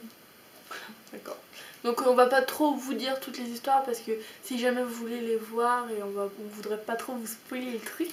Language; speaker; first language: French; native; French